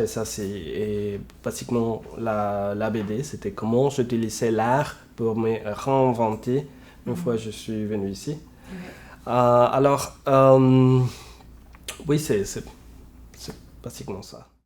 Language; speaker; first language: French; non-native, fluent; Spanish